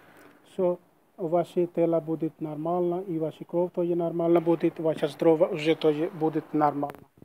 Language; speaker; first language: Russian; non-native, learner; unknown